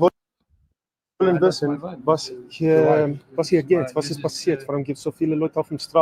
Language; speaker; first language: German; non-native, fluent; English